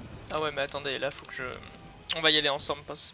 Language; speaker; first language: French; native; French